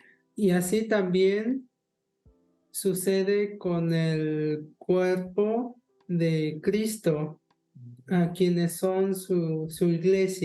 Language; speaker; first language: Spanish; non-native, local second language; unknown